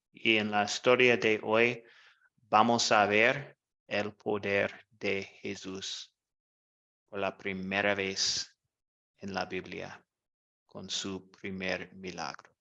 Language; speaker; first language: Spanish; non-native, fluent; English